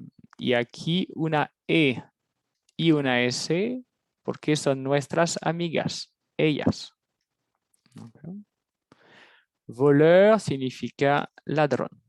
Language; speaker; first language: Spanish; non-native, fluent; French